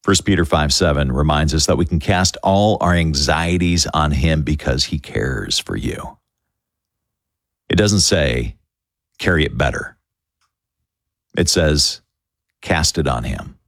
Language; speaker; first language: English; native; English